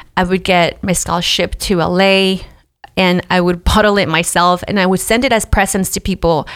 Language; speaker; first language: English; early bilingual, other home language; Spanish